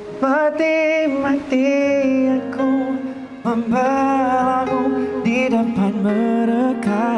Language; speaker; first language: Indonesian; non-native, fluent; Filipino